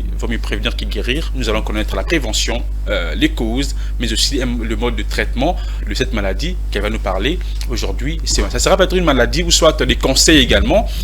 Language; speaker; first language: French; non-native, local second language; Lingala